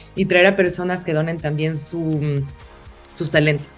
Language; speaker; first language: Spanish; native; Spanish